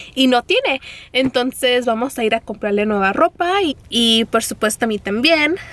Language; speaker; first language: Spanish; early bilingual, heritage; Spanish